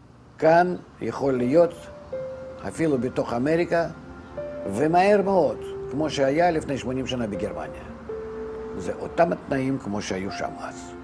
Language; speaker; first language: Hebrew; non-native, fluent; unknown